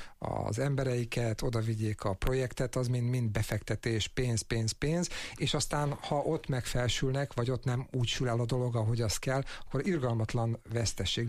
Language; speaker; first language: Hungarian; native; Hungarian